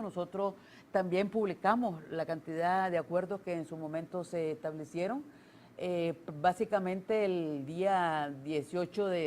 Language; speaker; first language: Spanish; native; Spanish